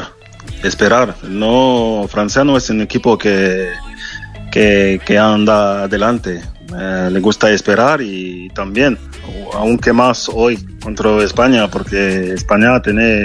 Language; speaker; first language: Spanish; non-native, fluent; French